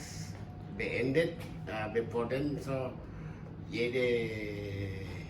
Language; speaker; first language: German; non-native, learner; Indonesian